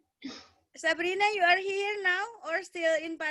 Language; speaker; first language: English; non-native, learner; Indonesian